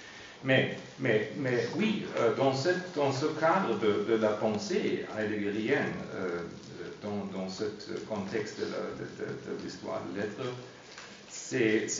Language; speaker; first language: French; non-native, fluent; German